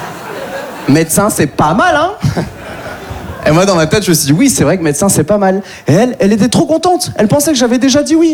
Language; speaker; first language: French; native; French